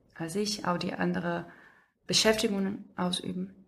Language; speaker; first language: German; non-native, fluent; Portuguese